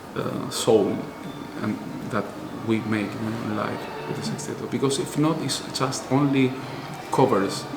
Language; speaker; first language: English; non-native, learner; Spanish